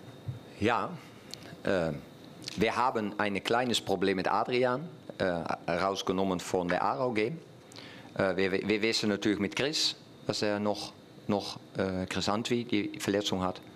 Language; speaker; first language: German; non-native, fluent; Dutch